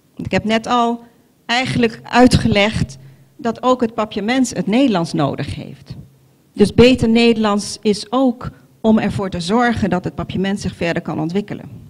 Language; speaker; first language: Dutch; non-native, local second language; Papiamento